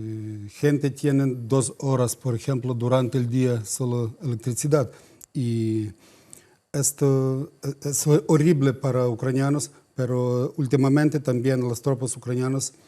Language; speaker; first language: Spanish; non-native, fluent; Ukrainian